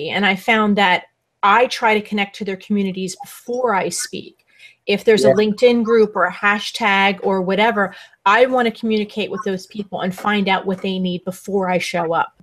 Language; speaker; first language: English; native; English